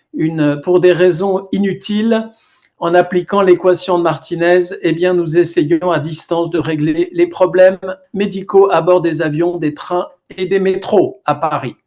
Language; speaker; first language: French; native; French